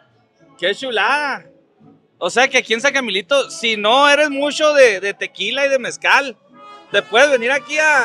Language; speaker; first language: Spanish; native; Spanish